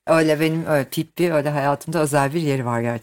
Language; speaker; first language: Turkish; native; Turkish